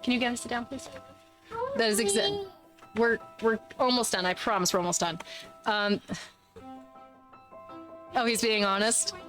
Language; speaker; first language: English; native; English